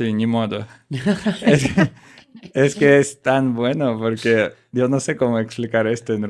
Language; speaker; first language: Spanish; non-native, learner; Russian